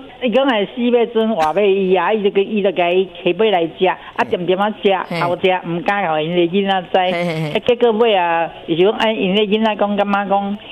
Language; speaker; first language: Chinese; non-native, local second language; Min Nan Chinese